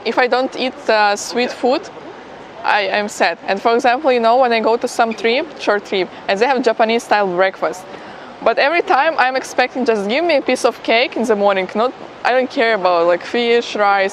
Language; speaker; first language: English; non-native, fluent; Ukrainian